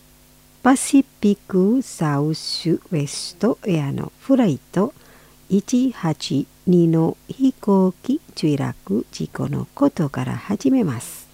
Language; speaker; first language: Japanese; non-native, fluent; Indonesian